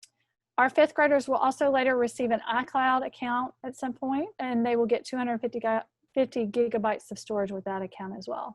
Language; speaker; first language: English; native; English